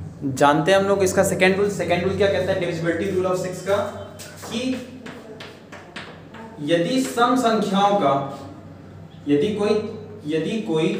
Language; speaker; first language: Hindi; native; Hindi